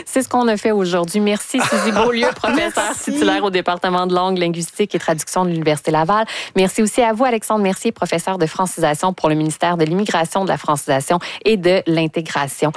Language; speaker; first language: French; native; French